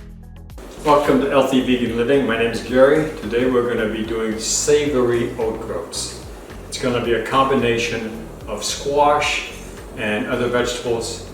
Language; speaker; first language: English; native; English